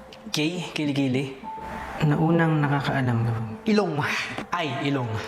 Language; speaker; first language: Filipino; native; Filipino